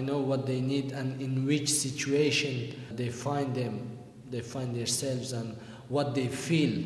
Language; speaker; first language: English; non-native, learner; Persian